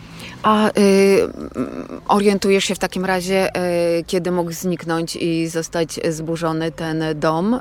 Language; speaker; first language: Polish; native; Polish